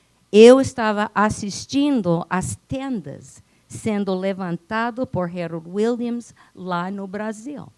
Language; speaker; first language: Portuguese; non-native, fluent; English